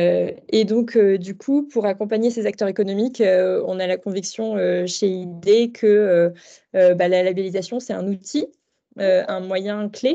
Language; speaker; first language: French; native; French